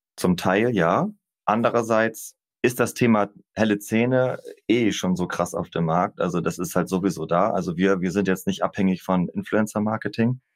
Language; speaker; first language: German; native; German